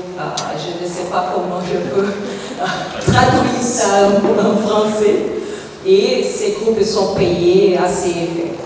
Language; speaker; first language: French; non-native, fluent; Portuguese